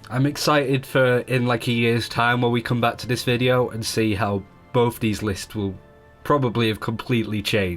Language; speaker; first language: English; native; English